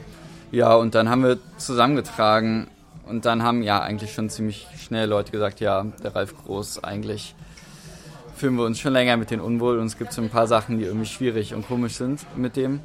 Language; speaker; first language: German; native; German